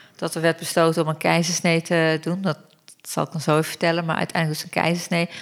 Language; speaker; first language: Dutch; early bilingual, other home language; Turkish